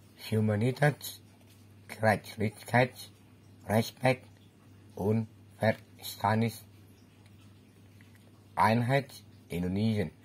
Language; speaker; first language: German; non-native, learner; Indonesian